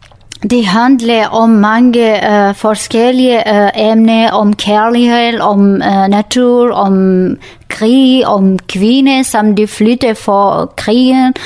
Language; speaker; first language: Danish; non-native, learner; Kurdish